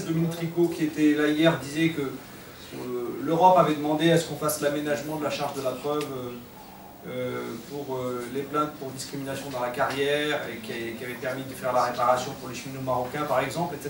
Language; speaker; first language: French; native; French